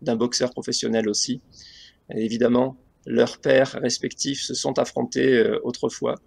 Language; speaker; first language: French; native; French